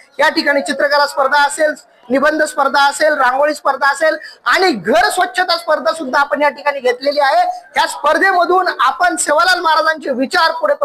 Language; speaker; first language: Marathi; non-native, local second language; Lambadi